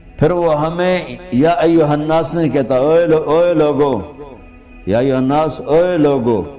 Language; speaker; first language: Urdu; non-native, local second language; Punjabi